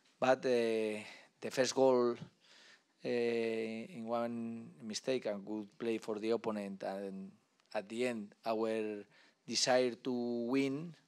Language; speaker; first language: English; non-native, learner; Spanish